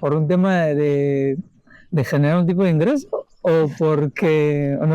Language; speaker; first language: Spanish; native; Spanish